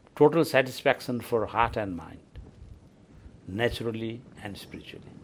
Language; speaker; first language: English; non-native, local second language; Nepali